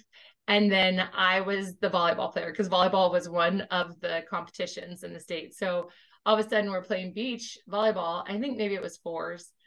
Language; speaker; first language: English; native; English